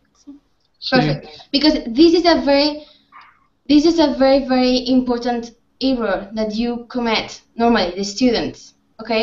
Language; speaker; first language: English; non-native, fluent; Spanish